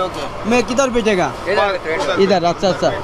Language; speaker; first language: Hindi; non-native, learner; Bangla